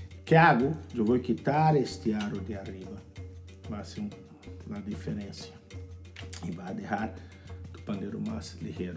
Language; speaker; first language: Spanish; non-native, learner; Portuguese